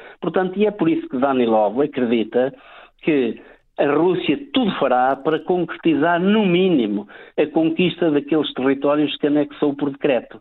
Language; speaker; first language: Portuguese; native; Portuguese